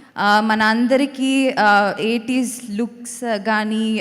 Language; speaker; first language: Telugu; non-native, local second language; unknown